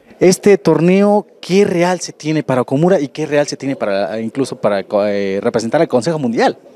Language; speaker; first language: Spanish; native; Spanish